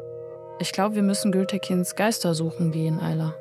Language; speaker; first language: German; native; German